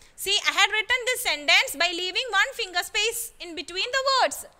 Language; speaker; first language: English; non-native, local second language; Malayalam